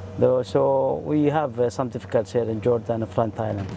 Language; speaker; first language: English; non-native, fluent; Arabic